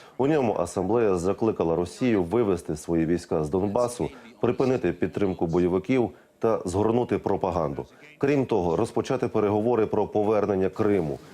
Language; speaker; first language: Ukrainian; native; Ukrainian